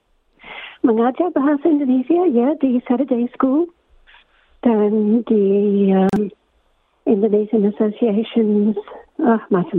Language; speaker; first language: Indonesian; non-native, fluent; English